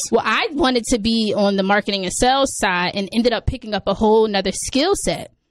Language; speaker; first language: English; native; English